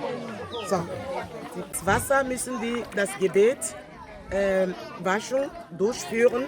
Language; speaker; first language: German; non-native, fluent; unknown